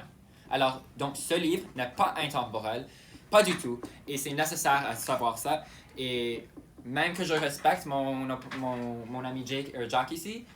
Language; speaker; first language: French; non-native, local second language; English